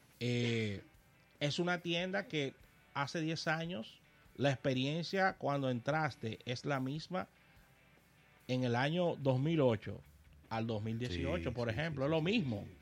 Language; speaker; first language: Spanish; native; Spanish